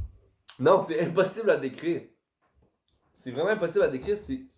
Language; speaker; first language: French; native; French